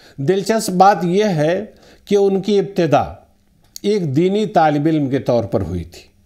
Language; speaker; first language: Urdu; native; Urdu